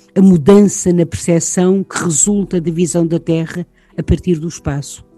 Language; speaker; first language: Portuguese; native; Portuguese